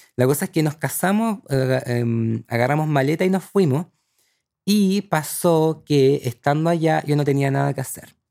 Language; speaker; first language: Spanish; native; Spanish